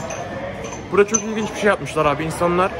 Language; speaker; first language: Turkish; native; Turkish